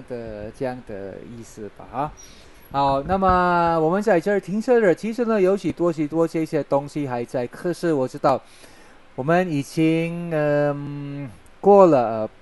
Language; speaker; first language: Chinese; non-native, fluent; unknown